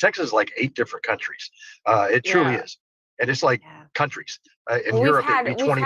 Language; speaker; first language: English; native; English